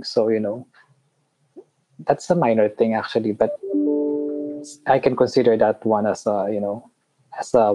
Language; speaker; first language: English; non-native, local second language; Pampanga